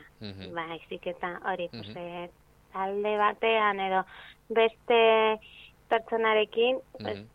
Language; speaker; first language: Basque; non-native, fluent; Spanish